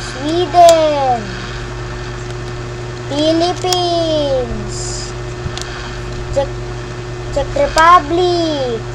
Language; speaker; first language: English; non-native, fluent; Filipino